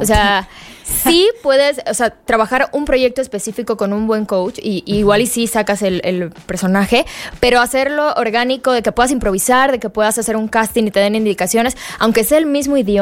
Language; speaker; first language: Spanish; native; Spanish